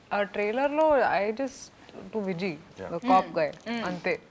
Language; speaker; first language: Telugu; non-native, local second language; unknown